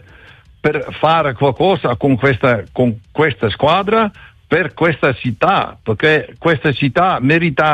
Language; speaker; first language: Italian; non-native, learner; Dutch